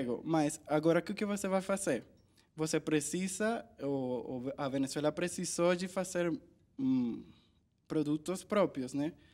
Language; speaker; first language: Portuguese; non-native, learner; Spanish